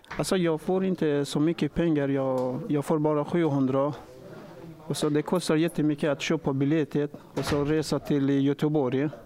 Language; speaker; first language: Swedish; non-native, learner; Persian